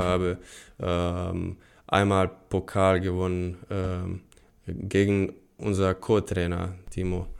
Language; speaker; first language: German; non-native, fluent; Bosnian